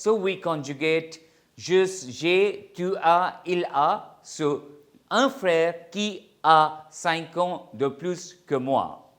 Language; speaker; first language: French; non-native, fluent; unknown